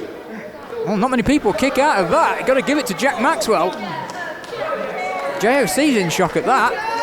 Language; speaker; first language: English; native; English